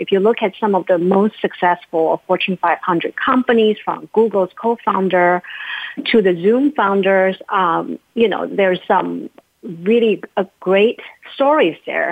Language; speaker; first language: English; non-native, fluent; Chinese